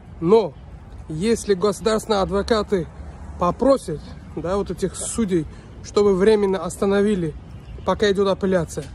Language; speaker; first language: Russian; non-native, local second language; Uzbek